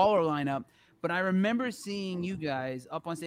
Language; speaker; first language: English; native; English